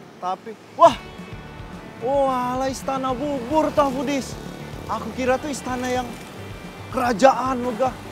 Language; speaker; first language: Indonesian; native; Indonesian